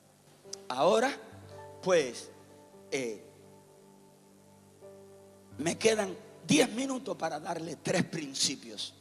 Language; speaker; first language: Spanish; native; Spanish